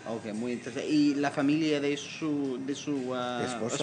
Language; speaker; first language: Spanish; non-native, learner; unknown